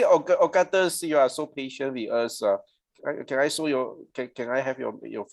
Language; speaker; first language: English; non-native, local second language; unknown